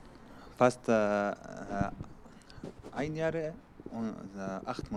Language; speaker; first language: German; non-native, learner; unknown